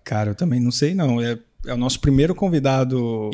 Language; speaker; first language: Portuguese; native; Portuguese